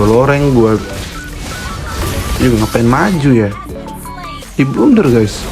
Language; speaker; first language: Indonesian; native; Indonesian